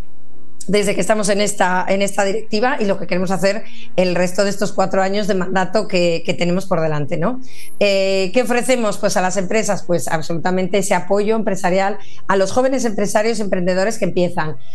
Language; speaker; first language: Spanish; native; Spanish